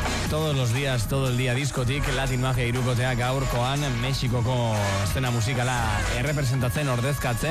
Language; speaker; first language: Basque; native; Basque